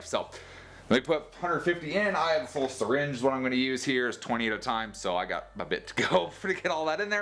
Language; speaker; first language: English; native; English